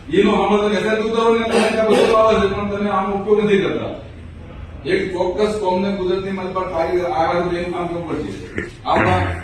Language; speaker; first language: Gujarati; native; Gujarati